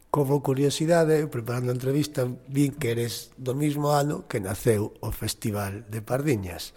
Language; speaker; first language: Galician; native; Galician